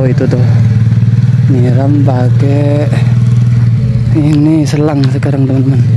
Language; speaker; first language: Indonesian; non-native, local second language; Madurese